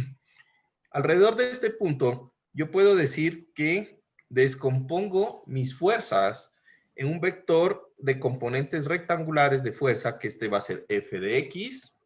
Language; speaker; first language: Spanish; native; Spanish